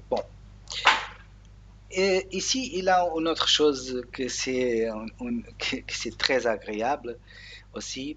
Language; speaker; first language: French; non-native, learner; Portuguese